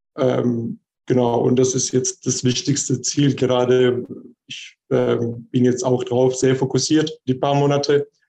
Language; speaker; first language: German; non-native, fluent; Arabic